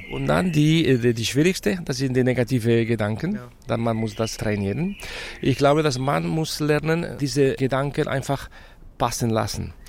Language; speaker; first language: German; non-native, fluent; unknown